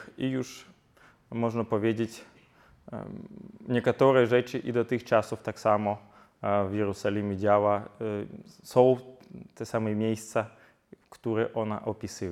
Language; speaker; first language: Polish; non-native, fluent; Ukrainian